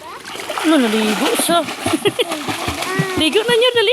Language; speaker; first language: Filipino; non-native, local second language; Hiligaynon